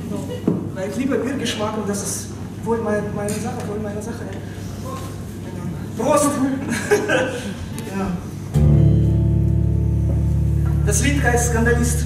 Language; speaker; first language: German; non-native, fluent; Russian